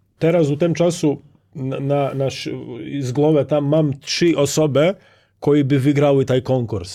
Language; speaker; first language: Polish; non-native, learner; Croatian